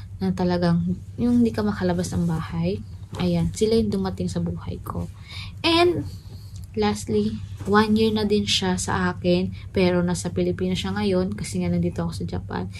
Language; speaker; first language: Filipino; native; Filipino